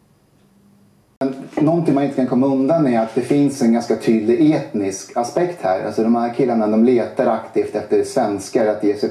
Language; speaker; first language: Swedish; early bilingual, other home language; Persian